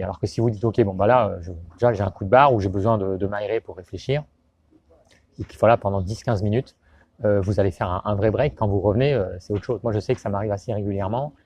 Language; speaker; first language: French; native; French